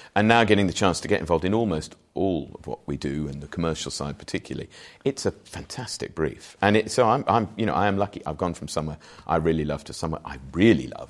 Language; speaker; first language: English; native; English